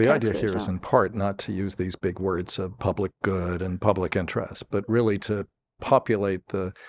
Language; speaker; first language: English; native; English